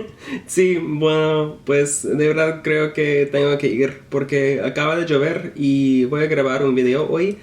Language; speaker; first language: Spanish; non-native, learner; English